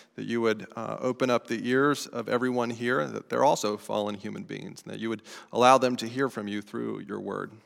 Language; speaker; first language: English; native; English